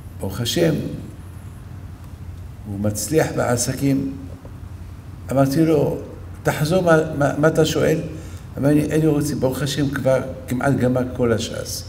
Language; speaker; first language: Hebrew; non-native, fluent; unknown